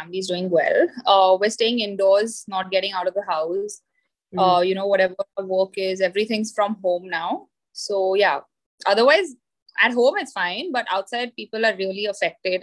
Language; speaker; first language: English; non-native, local second language; Marathi